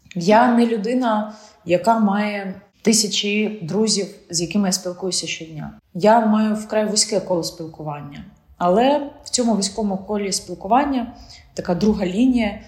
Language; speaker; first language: Ukrainian; non-native, local second language; Russian